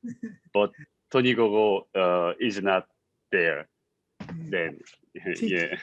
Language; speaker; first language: English; non-native, learner; Korean